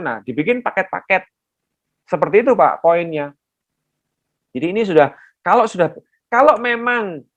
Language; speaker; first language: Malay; non-native, local second language; Javanese